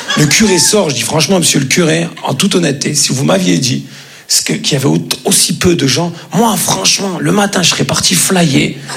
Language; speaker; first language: French; native; French